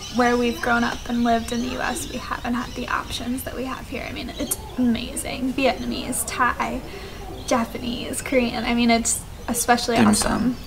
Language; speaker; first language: English; native; English